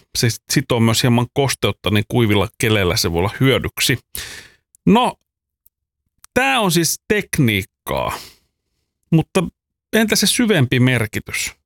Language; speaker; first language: Finnish; native; Finnish